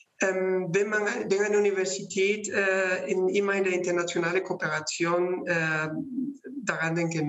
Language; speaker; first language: German; non-native, fluent; Spanish